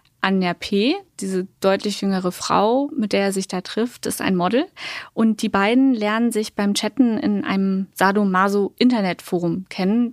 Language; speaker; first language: German; native; German